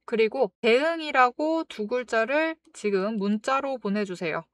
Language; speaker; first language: Korean; native; Korean